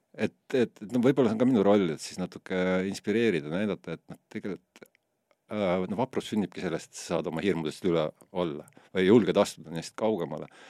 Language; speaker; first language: Estonian; native; Estonian